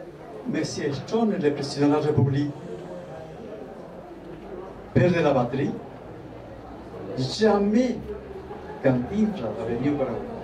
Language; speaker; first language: French; non-native, fluent; Spanish